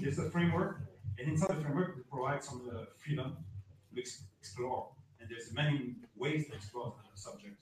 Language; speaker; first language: English; non-native, fluent; French